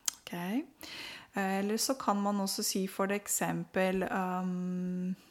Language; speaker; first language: Norwegian; non-native, fluent; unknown